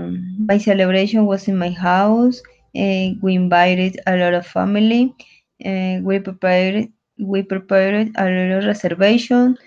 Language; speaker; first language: English; non-native, learner; Spanish